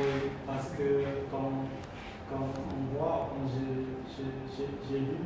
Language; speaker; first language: French; non-native, learner; Khmer